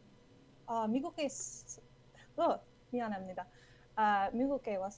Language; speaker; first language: Korean; non-native, learner; English